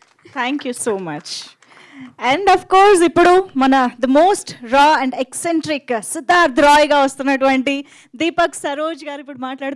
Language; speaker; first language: Telugu; native; Telugu